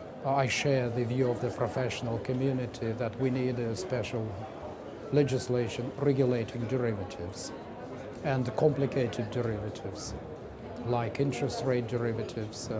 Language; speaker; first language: English; non-native, fluent; Russian